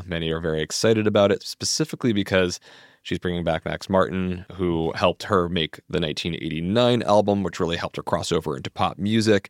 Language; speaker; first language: English; native; English